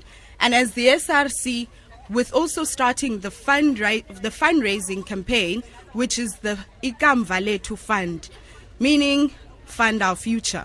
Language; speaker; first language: English; non-native, local second language; Xhosa